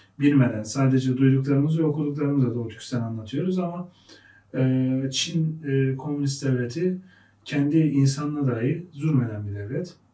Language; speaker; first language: Turkish; native; Turkish